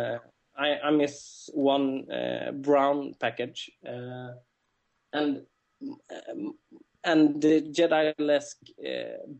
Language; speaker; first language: English; non-native, fluent; Swedish